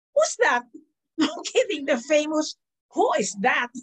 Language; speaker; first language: English; non-native, local second language; Filipino